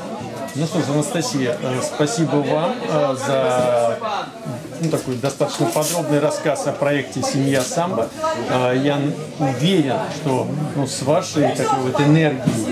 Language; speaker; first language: Russian; native; Russian